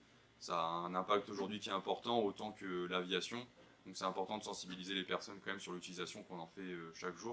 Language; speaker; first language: French; native; French